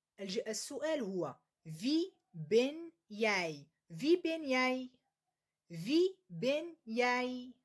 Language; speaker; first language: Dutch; non-native, learner; Arabic